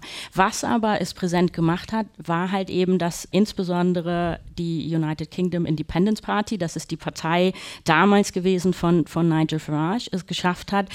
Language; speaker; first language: German; native; German